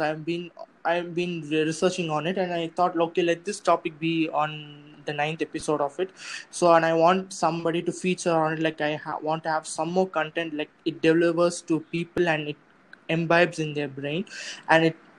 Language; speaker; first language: English; non-native, local second language; Tamil